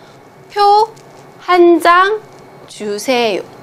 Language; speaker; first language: Korean; non-native, fluent; Chinese